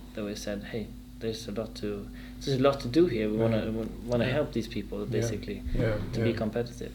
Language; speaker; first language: English; non-native, fluent; Swedish